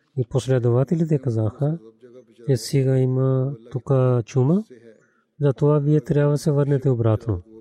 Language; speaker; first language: Bulgarian; non-native, learner; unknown